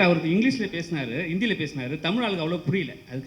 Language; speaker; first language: Tamil; native; Tamil